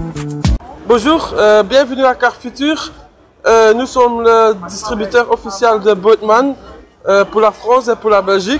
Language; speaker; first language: French; non-native, learner; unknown